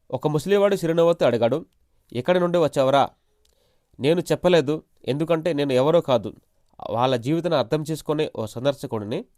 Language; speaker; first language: Telugu; native; Telugu